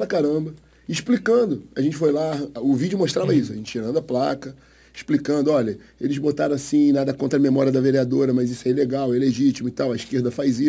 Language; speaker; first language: Portuguese; native; Portuguese